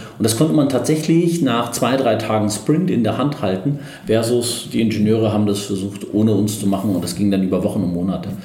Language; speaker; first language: German; early bilingual, other home language; Turkish